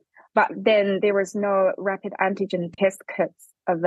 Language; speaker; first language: English; non-native, fluent; Chinese